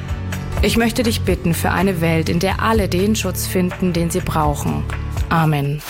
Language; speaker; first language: German; native; German